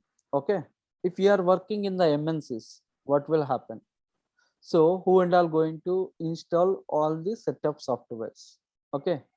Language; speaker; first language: English; non-native, local second language; Telugu